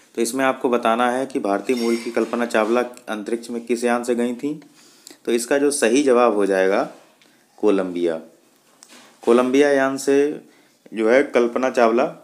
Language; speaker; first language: Hindi; native; Hindi